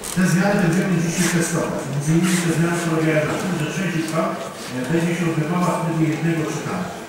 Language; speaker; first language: Polish; native; Polish